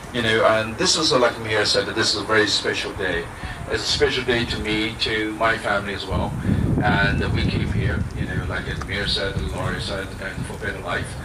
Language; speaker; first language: English; non-native, fluent; Chinese